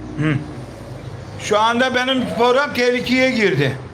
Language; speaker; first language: Turkish; native; Turkish